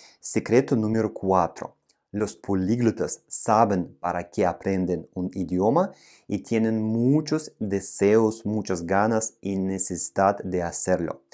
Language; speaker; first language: Spanish; non-native, fluent; Russian